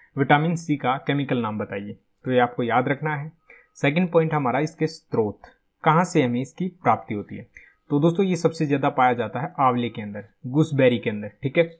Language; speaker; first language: Hindi; native; Hindi